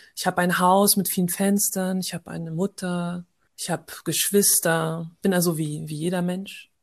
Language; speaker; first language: German; early bilingual, heritage; French